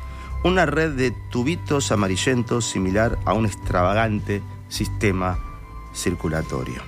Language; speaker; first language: Spanish; native; Spanish